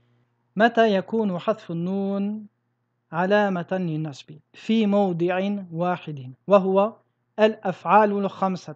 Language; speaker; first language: Arabic; non-native, fluent; French